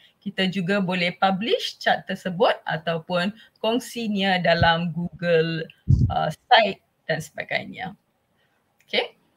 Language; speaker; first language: Malay; non-native, local second language; Tamil